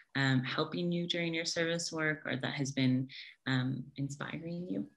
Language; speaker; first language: English; native; English